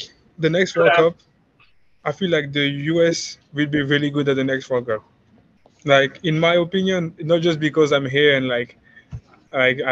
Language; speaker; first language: English; non-native, fluent; French